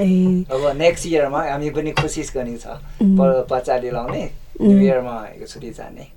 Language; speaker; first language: Nepali; non-native, learner; Chinese